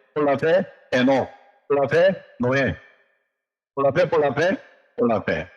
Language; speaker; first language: Spanish; non-native, learner; Korean